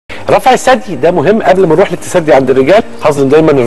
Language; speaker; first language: Arabic; native; Arabic